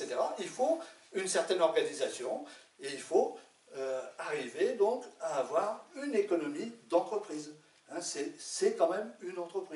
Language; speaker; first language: French; native; French